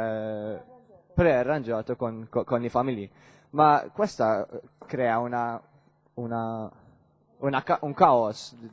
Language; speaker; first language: Italian; non-native, learner; Maltese